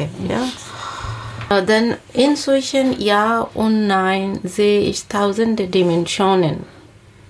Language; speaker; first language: German; non-native, learner; Bangla